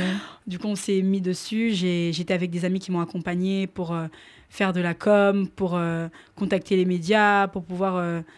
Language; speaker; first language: French; non-native, local second language; Lingala